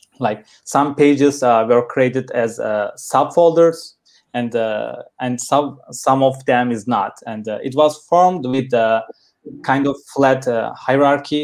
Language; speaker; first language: English; non-native, learner; Turkish